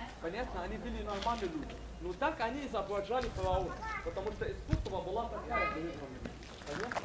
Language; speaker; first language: Russian; non-native, learner; Arabic